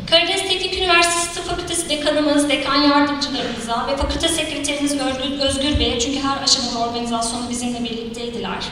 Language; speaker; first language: Turkish; native; Turkish